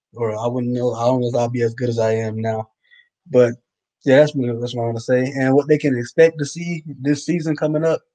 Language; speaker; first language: English; native; English